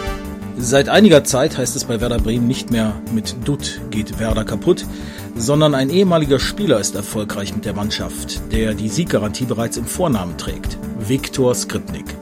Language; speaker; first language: German; native; German